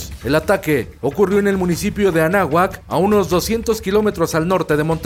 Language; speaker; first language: Spanish; native; Spanish